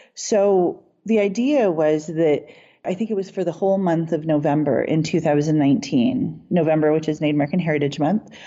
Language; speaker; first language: English; native; English